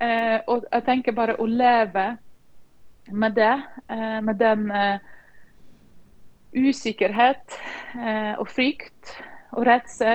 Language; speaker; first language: Norwegian; non-native, fluent; Ukrainian